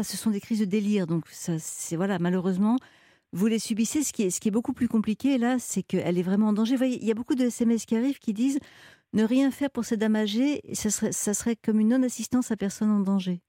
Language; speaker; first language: French; native; French